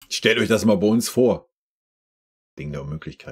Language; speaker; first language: German; native; German